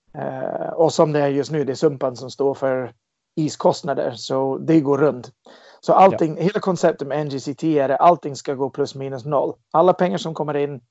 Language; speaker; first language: Swedish; non-native, fluent; English